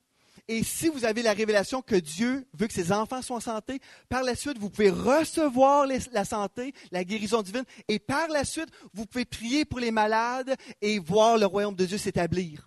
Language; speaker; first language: French; native; French